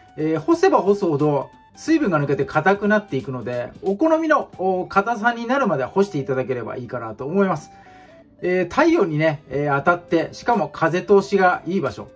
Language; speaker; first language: Japanese; native; Japanese